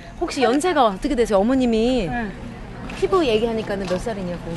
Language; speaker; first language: Korean; native; Korean